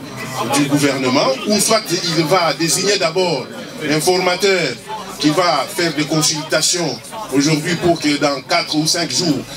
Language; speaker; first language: French; non-native, local second language; Lingala